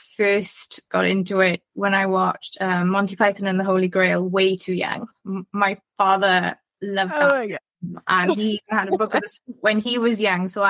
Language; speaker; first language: English; native; English